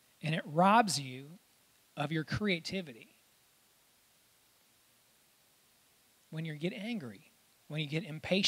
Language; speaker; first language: English; native; English